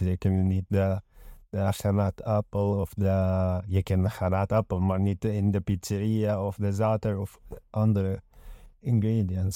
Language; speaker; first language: Dutch; non-native, learner; Arabic